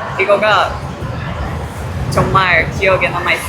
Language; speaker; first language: Korean; non-native, learner; Japanese